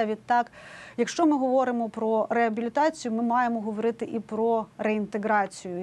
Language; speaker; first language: Ukrainian; native; Ukrainian